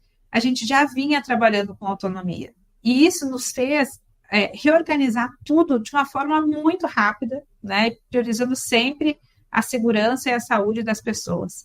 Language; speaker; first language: Portuguese; native; Portuguese